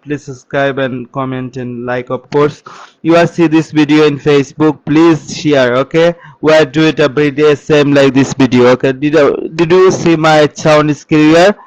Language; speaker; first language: English; non-native, local second language; Sylheti